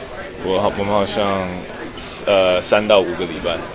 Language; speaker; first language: Chinese; early bilingual, heritage; English